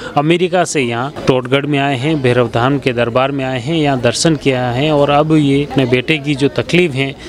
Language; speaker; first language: Hindi; native; Hindi